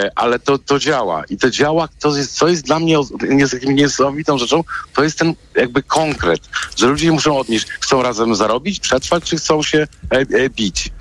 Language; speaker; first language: Polish; native; Polish